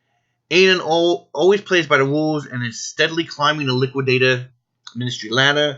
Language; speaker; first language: English; native; English